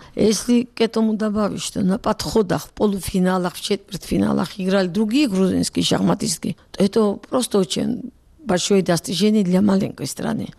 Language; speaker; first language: Russian; non-native, local second language; Georgian